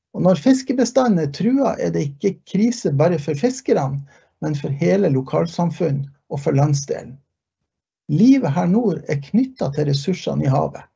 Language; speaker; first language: Norwegian; early bilingual, heritage; Norwegian